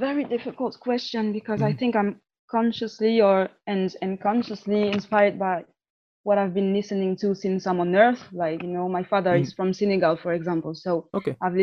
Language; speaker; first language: English; non-native, fluent; French